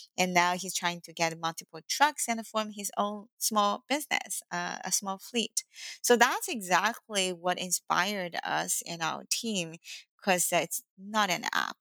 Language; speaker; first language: English; non-native, fluent; Chinese